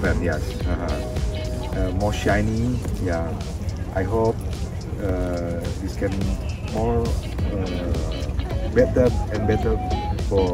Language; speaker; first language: English; non-native, learner; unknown